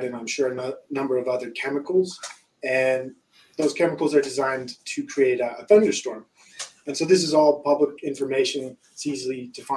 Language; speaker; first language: English; native; English